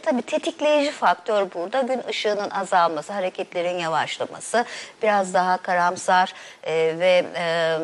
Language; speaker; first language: Turkish; native; Turkish